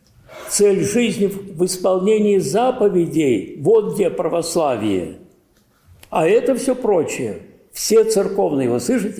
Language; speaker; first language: Russian; native; Russian